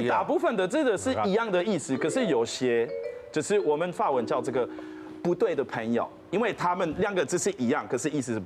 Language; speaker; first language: Chinese; non-native, fluent; French